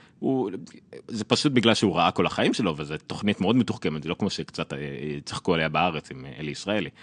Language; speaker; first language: Hebrew; native; Hebrew